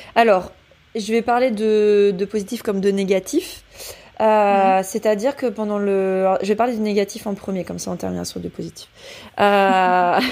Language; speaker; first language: French; native; French